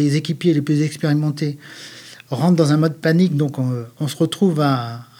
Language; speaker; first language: French; native; French